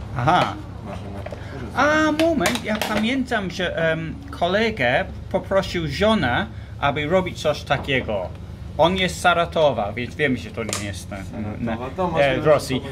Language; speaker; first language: Polish; non-native, learner; English